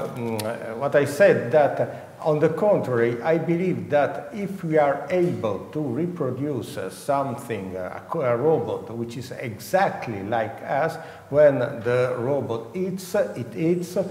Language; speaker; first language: English; non-native, fluent; Italian